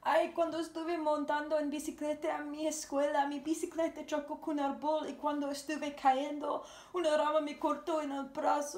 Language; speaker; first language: Spanish; non-native, learner; English